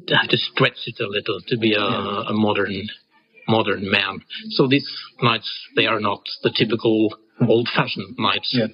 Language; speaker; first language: English; non-native, fluent; Norwegian